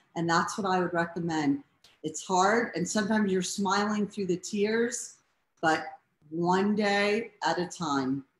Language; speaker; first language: English; native; English